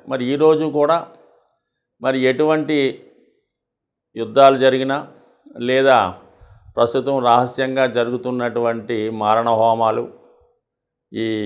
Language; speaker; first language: Telugu; native; Telugu